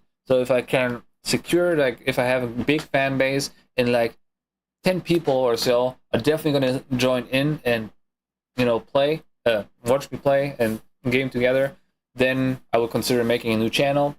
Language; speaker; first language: English; non-native, fluent; German